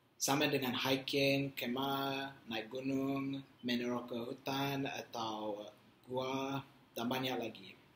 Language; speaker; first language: Malay; non-native, learner; English